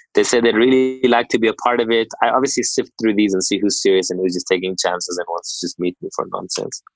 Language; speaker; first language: English; native; English